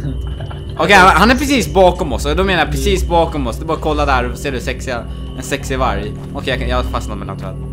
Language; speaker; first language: Swedish; native; Swedish